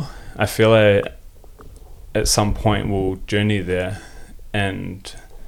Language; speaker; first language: English; non-native, local second language; German